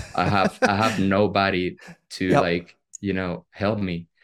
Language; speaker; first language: English; non-native, fluent; Spanish